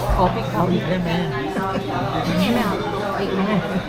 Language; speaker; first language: Thai; native; Thai